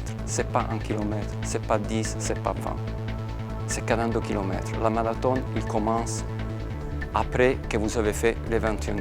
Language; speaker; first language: French; non-native, fluent; Italian